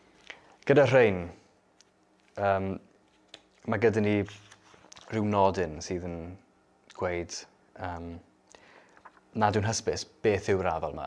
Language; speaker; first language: Welsh; native; Welsh